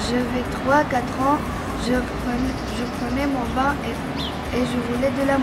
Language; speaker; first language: French; non-native, local second language; Arabic